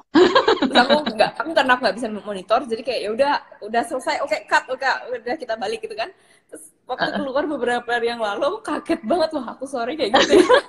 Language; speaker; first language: Indonesian; native; Indonesian